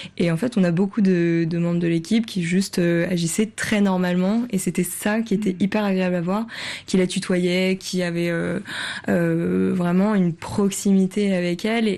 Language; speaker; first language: French; native; French